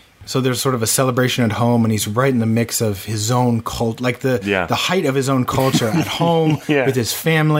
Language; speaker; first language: English; native; English